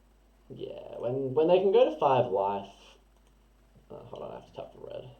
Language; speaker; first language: English; native; English